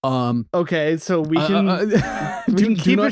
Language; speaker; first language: English; native; English